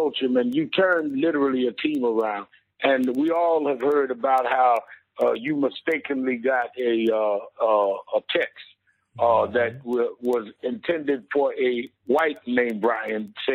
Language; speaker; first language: English; native; English